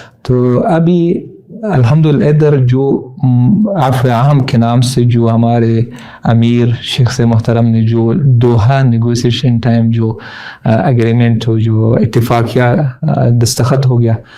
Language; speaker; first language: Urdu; non-native, learner; Pashto